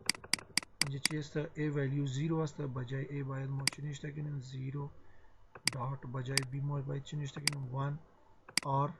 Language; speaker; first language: Persian; non-native, local second language; Pashto